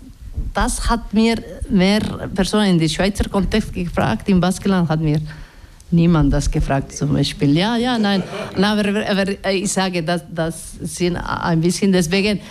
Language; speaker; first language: German; non-native, learner; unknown